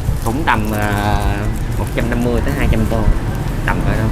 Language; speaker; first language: Vietnamese; native; Vietnamese